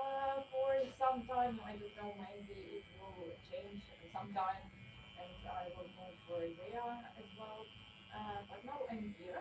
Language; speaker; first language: English; non-native, fluent; Ukrainian